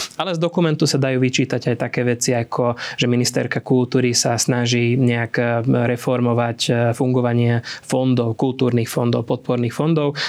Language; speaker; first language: Slovak; non-native, local second language; Hungarian